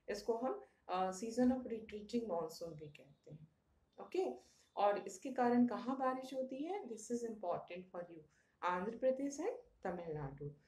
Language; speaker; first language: Hindi; native; Hindi